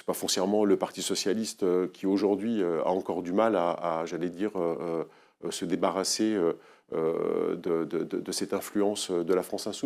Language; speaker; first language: French; native; French